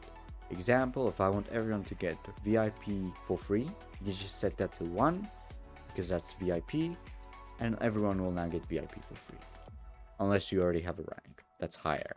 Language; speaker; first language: English; native; English